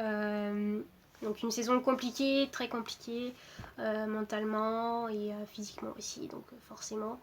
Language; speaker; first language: French; early bilingual, other home language; Portuguese